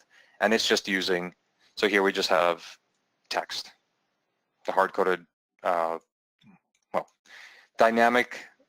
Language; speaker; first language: English; native; English